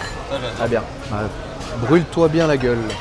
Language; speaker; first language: French; native; French